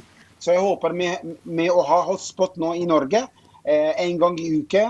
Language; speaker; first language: Norwegian; non-native, fluent; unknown